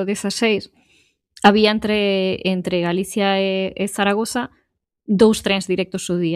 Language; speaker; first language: Galician; native; Galician